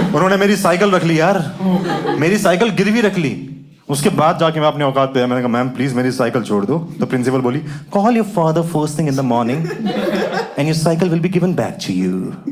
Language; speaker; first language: Hindi; native; Hindi